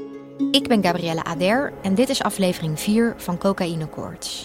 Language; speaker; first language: Dutch; native; Dutch